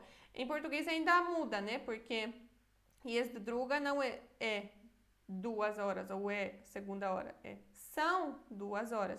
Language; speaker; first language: Portuguese; non-native, fluent; Polish